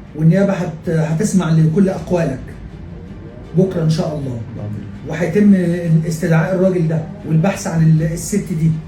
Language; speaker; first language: Arabic; native; Arabic